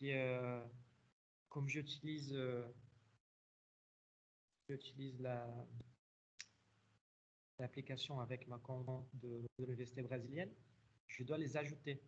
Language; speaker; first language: French; non-native, fluent; Portuguese